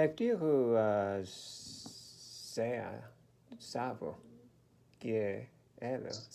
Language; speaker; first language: French; non-native, learner; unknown